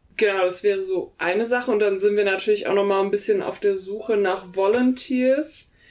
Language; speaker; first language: German; native; German